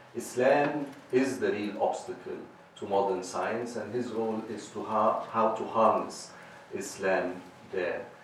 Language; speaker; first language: English; non-native, fluent; Arabic